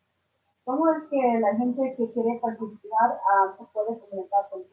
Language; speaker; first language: Spanish; early bilingual, other home language; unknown